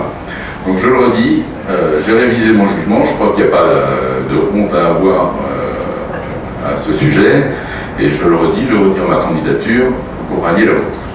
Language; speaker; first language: French; native; French